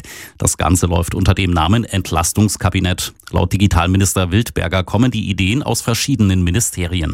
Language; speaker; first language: German; native; German